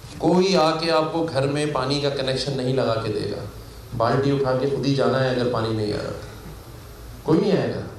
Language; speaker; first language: Urdu; native; Urdu